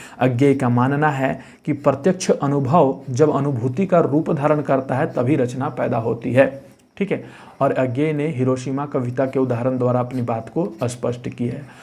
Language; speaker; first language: Hindi; native; Hindi